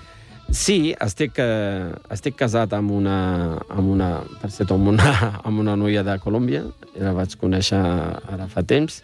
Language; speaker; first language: Catalan; non-native, fluent; Riffian